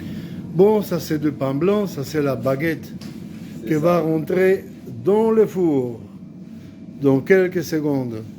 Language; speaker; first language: French; non-native, fluent; Spanish